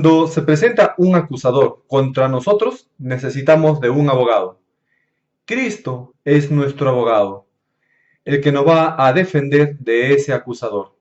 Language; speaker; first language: Spanish; native; Spanish